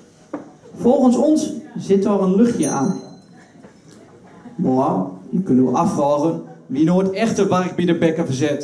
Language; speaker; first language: Dutch; native; Dutch